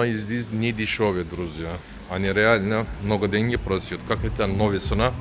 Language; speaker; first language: Russian; non-native, learner; Turkish